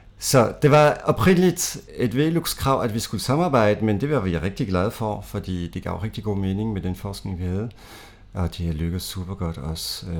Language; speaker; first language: Danish; non-native, fluent; French